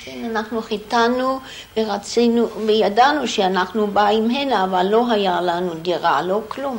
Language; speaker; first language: Hebrew; non-native, fluent; German